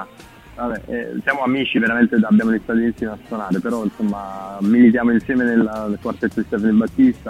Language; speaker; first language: Italian; native; Italian